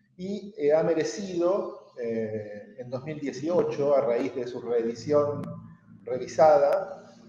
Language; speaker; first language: Spanish; native; Spanish